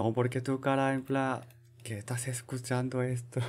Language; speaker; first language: Spanish; non-native, learner; Korean